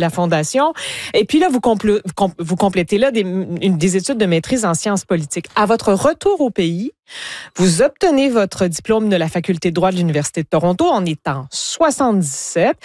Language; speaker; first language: French; native; French